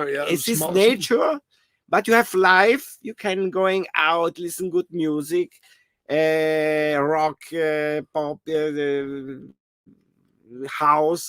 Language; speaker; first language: English; non-native, learner; German